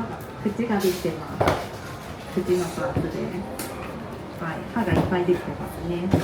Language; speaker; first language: Japanese; native; Japanese